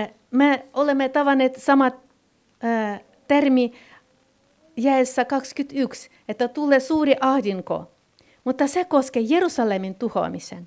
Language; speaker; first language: Finnish; non-native, fluent; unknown